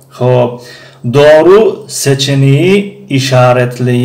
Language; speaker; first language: Turkish; non-native, fluent; Tajik